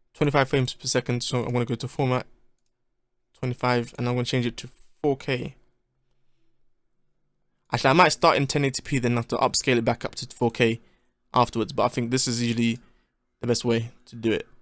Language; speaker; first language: English; native; English